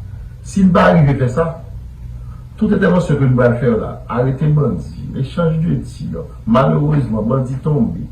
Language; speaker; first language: Haitian Creole; native; Haitian Creole